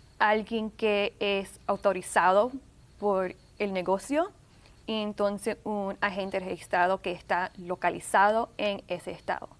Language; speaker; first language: Spanish; early bilingual, heritage; Spanish